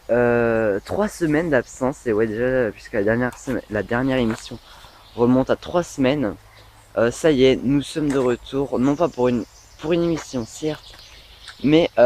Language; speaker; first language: French; native; French